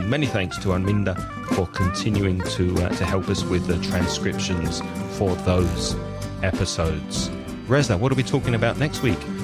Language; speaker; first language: English; native; English